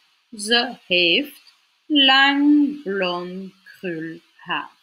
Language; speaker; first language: Dutch; non-native, local second language; French